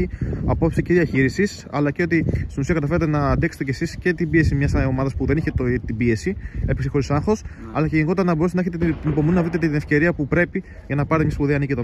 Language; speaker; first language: Greek; native; Greek